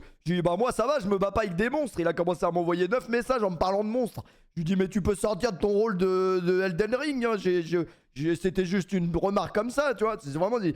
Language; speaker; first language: French; native; French